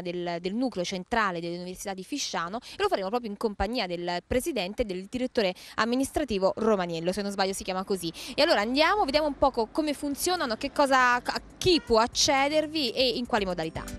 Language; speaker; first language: Italian; native; Italian